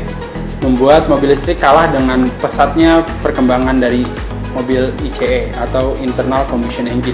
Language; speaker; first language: Indonesian; native; Indonesian